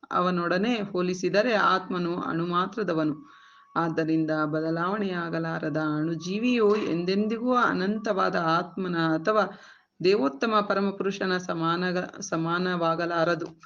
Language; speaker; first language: Kannada; native; Kannada